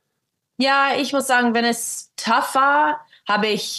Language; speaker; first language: German; early bilingual, heritage; English